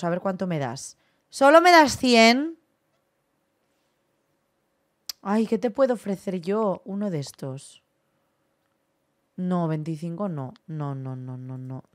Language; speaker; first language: Spanish; native; Spanish